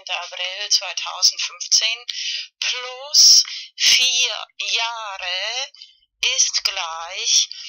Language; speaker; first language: German; non-native, fluent; Spanish